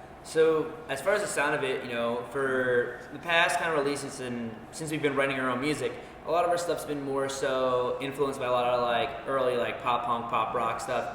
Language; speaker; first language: English; native; English